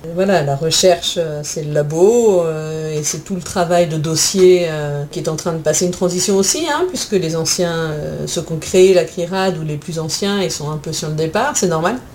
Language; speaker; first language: French; native; French